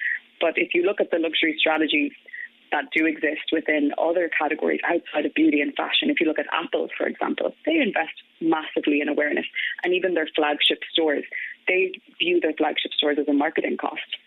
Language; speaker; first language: English; native; English